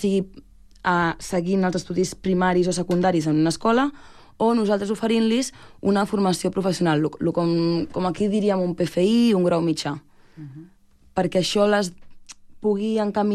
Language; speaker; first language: Catalan; native; Catalan